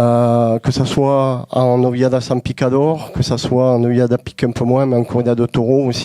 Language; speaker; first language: French; native; French